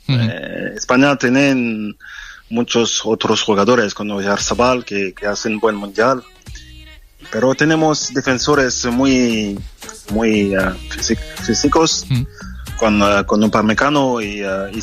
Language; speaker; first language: Spanish; non-native, fluent; French